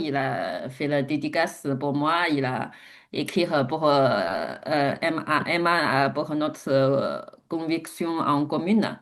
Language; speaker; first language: French; non-native, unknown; Chinese